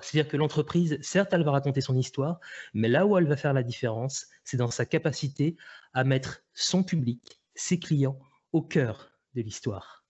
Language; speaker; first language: French; native; French